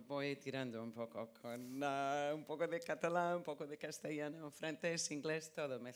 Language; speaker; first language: Spanish; non-native, fluent; English